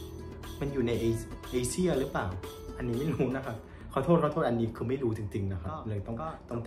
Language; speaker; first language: Thai; non-native, fluent; Vietnamese